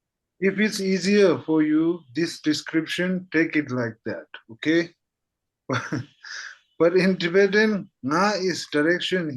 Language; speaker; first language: English; non-native, fluent; Tibetan